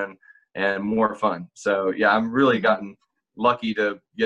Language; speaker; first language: English; native; English